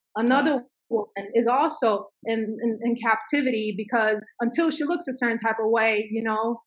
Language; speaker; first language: English; early bilingual, other home language; Swedish